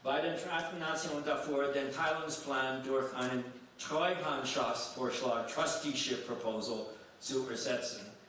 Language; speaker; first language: German; non-native, fluent; English